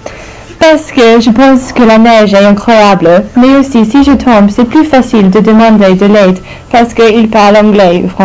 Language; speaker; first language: French; non-native, learner; English